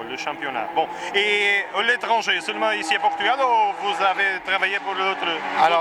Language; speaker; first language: French; non-native, learner; Portuguese